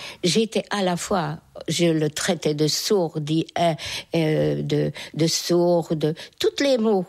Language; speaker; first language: French; non-native, fluent; Hungarian